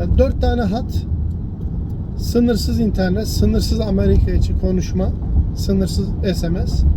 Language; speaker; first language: Turkish; early bilingual, heritage; Turkish